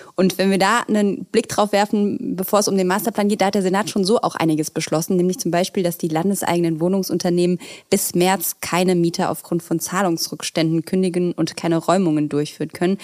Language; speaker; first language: German; native; German